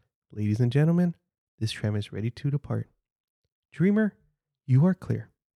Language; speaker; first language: English; native; English